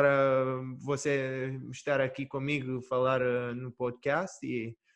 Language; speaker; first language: Portuguese; early bilingual, heritage; Portuguese